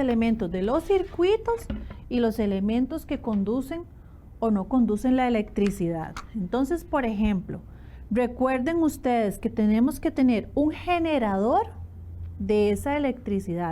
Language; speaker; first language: Spanish; native; Spanish